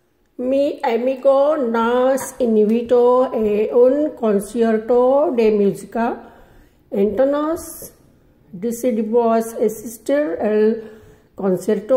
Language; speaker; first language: Spanish; non-native, learner; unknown